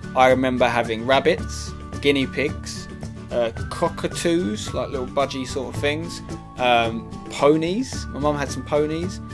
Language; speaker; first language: English; native; English